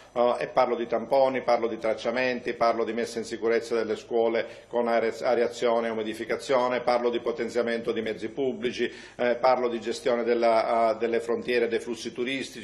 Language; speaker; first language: Italian; native; Italian